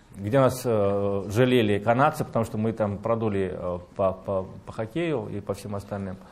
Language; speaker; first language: Russian; native; Russian